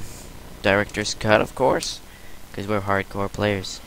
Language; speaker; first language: English; native; English